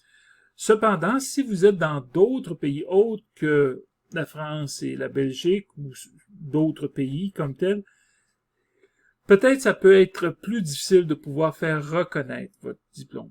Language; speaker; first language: French; native; French